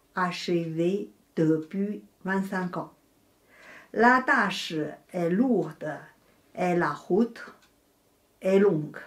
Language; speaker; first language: French; non-native, fluent; Chinese